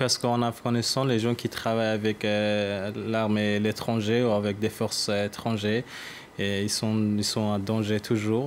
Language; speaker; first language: French; non-native, learner; Persian